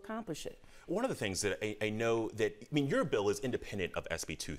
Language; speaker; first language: English; native; English